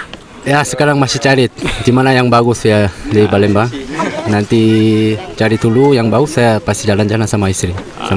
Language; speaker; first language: Indonesian; non-native, learner; Korean